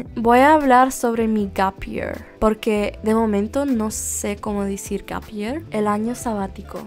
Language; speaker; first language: Spanish; non-native, fluent; Russian